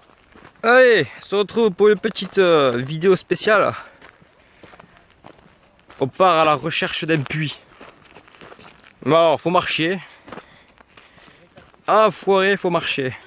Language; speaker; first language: French; native; French